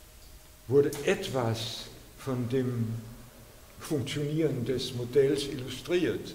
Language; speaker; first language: German; non-native, fluent; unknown